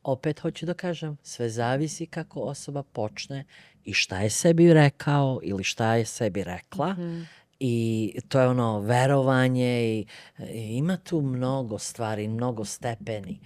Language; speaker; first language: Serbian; early bilingual, other home language; Bosnian